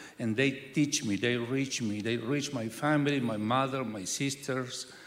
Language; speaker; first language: English; non-native, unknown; Spanish